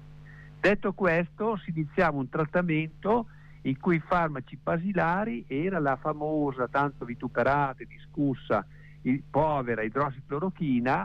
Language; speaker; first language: Italian; native; Italian